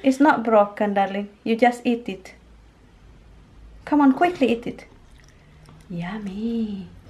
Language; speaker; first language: English; non-native, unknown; Indonesian